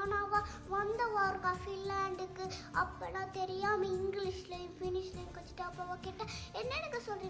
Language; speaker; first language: Tamil; early bilingual, heritage; Tamil